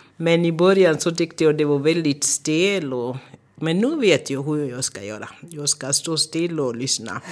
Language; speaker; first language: Swedish; non-native, fluent; Swahili